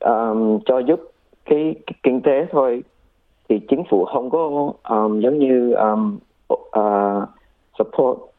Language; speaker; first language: Vietnamese; early bilingual, heritage; Vietnamese